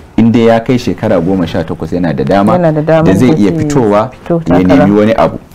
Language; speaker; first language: Hausa; native; Hausa